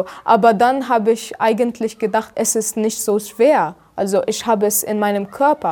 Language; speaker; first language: German; non-native, fluent; Arabic